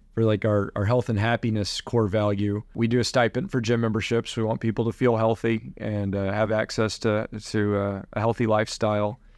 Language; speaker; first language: English; native; English